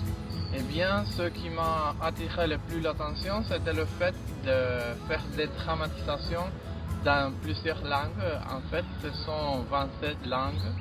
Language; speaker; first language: French; non-native, fluent; Spanish